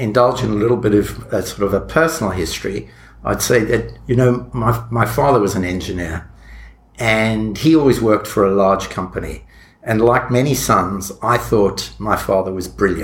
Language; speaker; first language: English; native; English